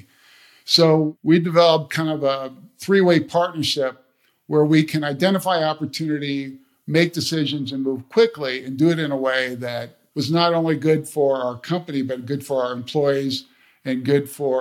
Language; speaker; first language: English; native; English